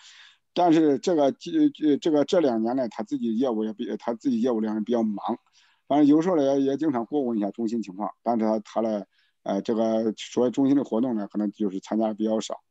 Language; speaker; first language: Chinese; native; Chinese